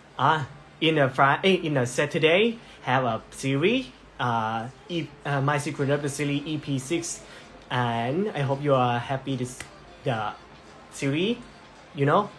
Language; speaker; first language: English; non-native, learner; Thai